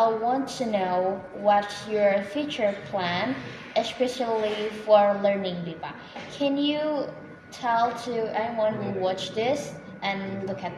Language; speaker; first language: English; non-native, fluent; Indonesian